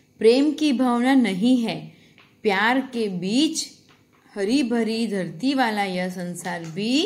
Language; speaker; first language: Hindi; non-native, local second language; Gujarati